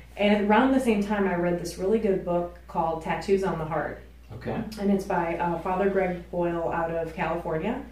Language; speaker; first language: English; native; English